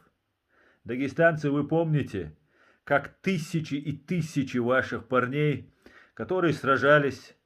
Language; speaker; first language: Russian; non-native, local second language; Chechen